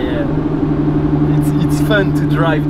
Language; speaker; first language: English; non-native, learner; French